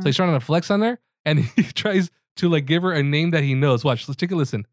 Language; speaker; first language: English; early bilingual, other home language; Spanish